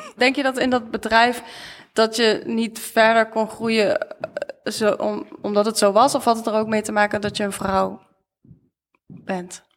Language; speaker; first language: Dutch; native; Dutch